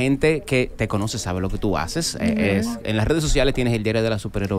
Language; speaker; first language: Spanish; native; Spanish